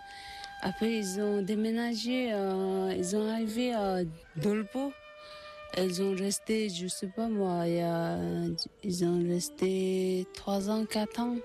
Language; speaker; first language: French; non-native, learner; Tibetan